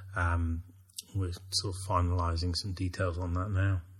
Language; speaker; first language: English; native; English